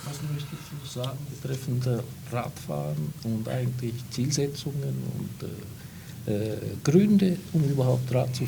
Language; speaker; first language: German; non-native, fluent; Portuguese